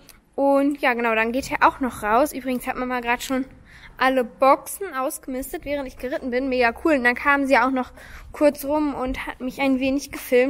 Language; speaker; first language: German; native; German